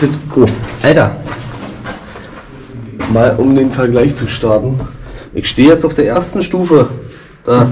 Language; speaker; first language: German; native; German